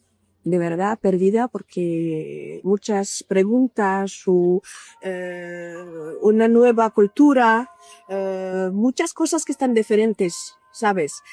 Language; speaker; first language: Spanish; non-native, learner; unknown